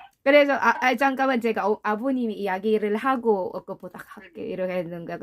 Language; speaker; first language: Korean; non-native, fluent; Filipino